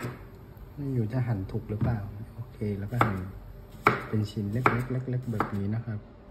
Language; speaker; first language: Thai; non-native, fluent; Vietnamese